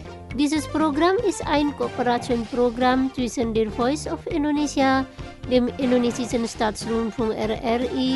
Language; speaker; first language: German; non-native, fluent; Indonesian